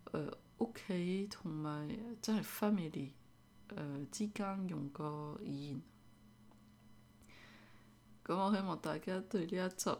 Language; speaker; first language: Cantonese; early bilingual, heritage; Cantonese